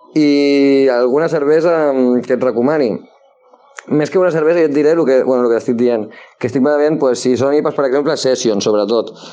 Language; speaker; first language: Catalan; non-native, local second language; Spanish